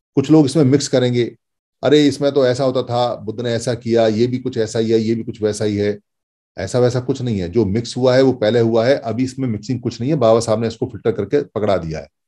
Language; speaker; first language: Hindi; native; Hindi